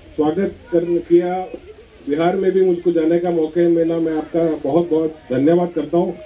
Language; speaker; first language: Hindi; non-native, local second language; Marathi